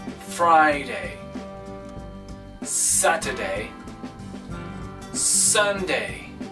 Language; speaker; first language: French; native; French